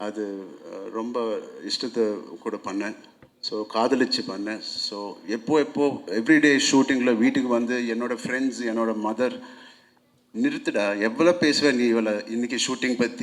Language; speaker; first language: Tamil; non-native, local second language; Telugu